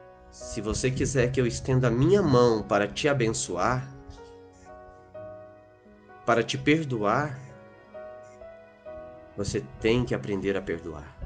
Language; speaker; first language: Portuguese; native; Portuguese